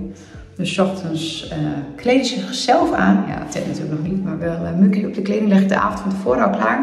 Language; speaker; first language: Dutch; native; Dutch